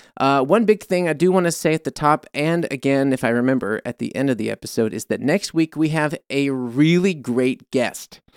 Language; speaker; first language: English; native; English